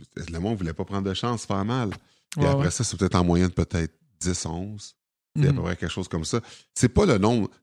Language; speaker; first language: French; native; French